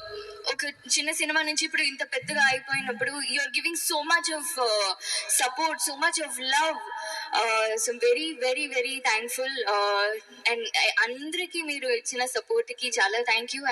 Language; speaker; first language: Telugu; non-native, learner; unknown